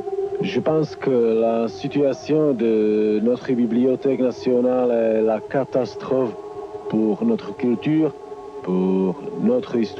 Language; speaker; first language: French; non-native, learner; Czech